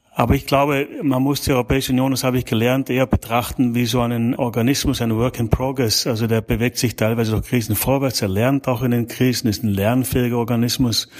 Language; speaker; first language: German; native; German